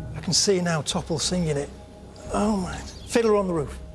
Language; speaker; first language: English; native; English